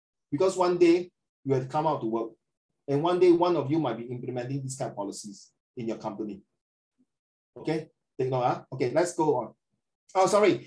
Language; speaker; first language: English; non-native, local second language; Chinese